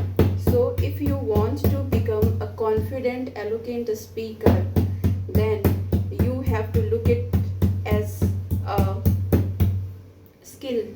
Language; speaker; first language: English; non-native, local second language; Hindi